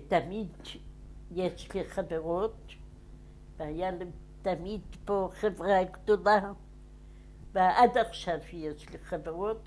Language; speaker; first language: Hebrew; non-native, fluent; Yiddish